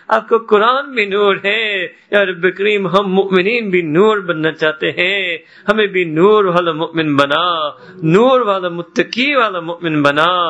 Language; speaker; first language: Urdu; early bilingual, other home language; English